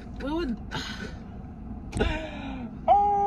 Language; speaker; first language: English; native; English